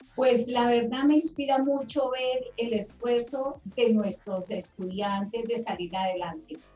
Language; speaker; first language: Spanish; native; Spanish